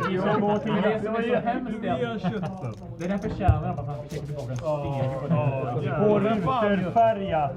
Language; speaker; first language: Swedish; native; Swedish